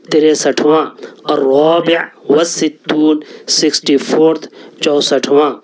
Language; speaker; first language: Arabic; non-native, fluent; Urdu